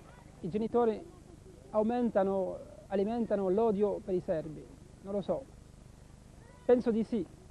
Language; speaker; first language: Italian; non-native, fluent; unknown